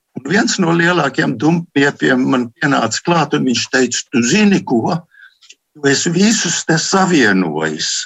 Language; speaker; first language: Latvian; early bilingual, heritage; Latvian